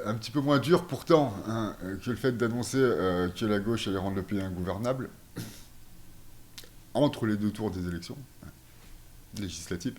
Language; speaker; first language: French; native; French